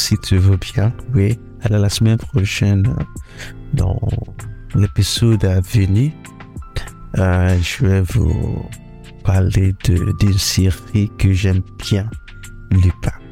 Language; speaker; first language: French; non-native, learner; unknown